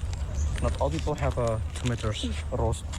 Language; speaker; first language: English; non-native, learner; Indonesian